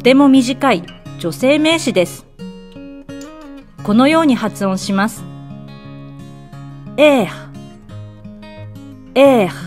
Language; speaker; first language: Japanese; native; Japanese